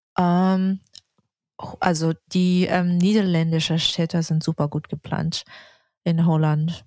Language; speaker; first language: German; non-native, fluent; Russian